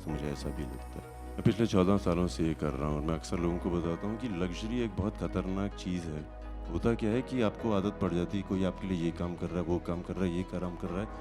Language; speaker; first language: Hindi; native; Hindi